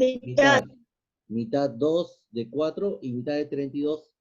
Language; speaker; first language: Spanish; native; Spanish